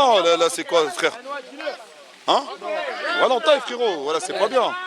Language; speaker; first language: French; native; French